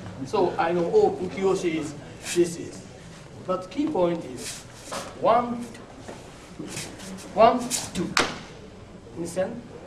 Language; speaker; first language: English; non-native, learner; Japanese